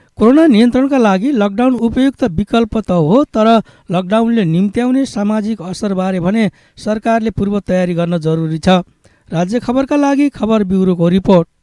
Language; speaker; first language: Nepali; native; Nepali